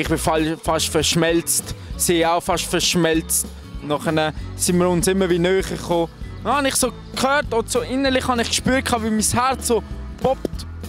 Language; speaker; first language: German; native; German